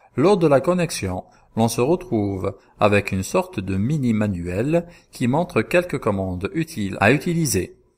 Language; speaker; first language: French; non-native, local second language; Arabic